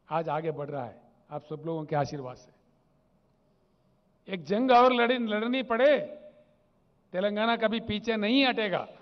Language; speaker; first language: Hindi; non-native, local second language; Telugu